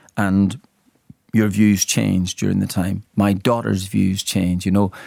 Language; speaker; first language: English; native; English